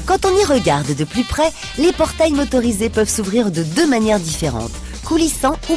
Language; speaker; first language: French; native; French